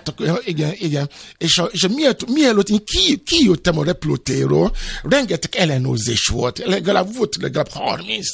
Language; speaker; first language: Hungarian; non-native, fluent; Yoruba